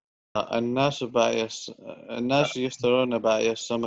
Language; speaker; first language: Arabic; non-native, learner; English